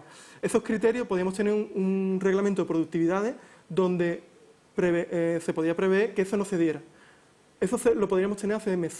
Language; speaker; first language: Spanish; native; Spanish